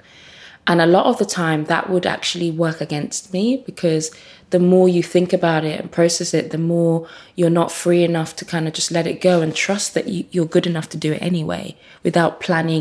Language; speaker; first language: English; native; English